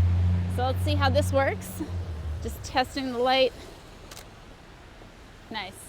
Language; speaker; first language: English; native; English